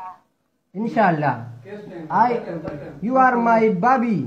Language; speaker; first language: English; non-native, learner; Urdu